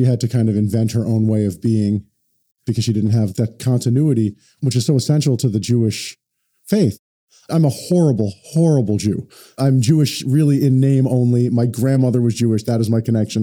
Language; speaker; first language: English; native; English